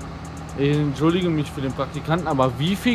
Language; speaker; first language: German; native; German